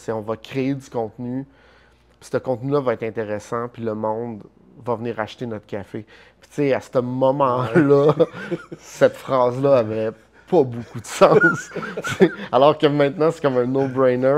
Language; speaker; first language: French; native; French